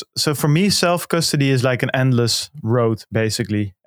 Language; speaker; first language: English; non-native, fluent; Dutch